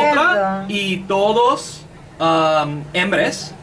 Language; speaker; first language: Spanish; non-native, learner; English